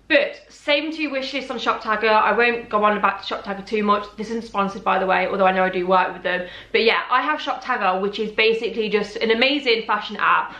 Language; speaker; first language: English; native; English